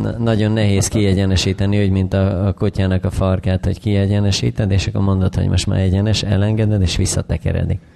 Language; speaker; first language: Hungarian; native; Hungarian